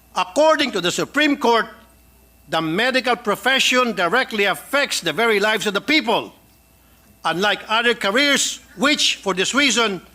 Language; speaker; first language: English; non-native, local second language; Filipino